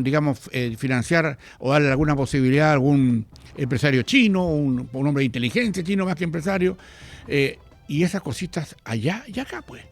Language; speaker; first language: Spanish; native; Spanish